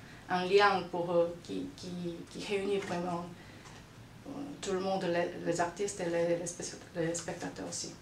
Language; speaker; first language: French; non-native, fluent; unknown